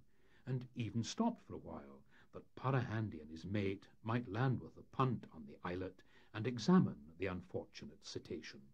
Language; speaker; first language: English; native; English